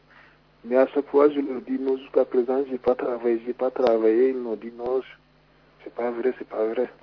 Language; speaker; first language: French; non-native, local second language; Wolof